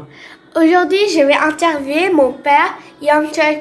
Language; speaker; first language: French; non-native, learner; Korean